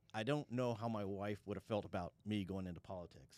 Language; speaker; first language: English; native; English